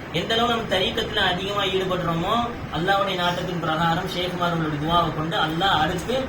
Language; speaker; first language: Tamil; native; Tamil